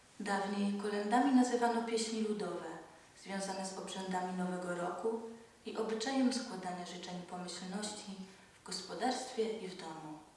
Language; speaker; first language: Polish; native; Polish